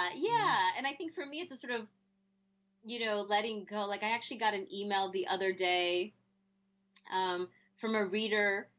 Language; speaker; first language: English; early bilingual, other home language; Spanish